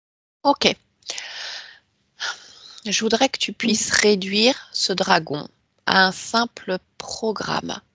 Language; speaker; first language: French; native; French